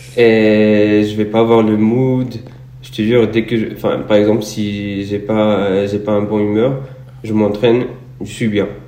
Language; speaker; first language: French; non-native, local second language; Arabic